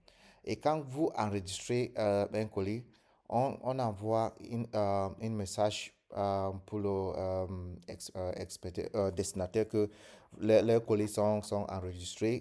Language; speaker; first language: French; non-native, fluent; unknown